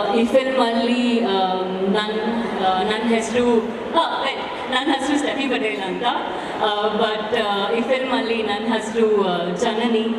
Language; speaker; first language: Kannada; non-native, learner; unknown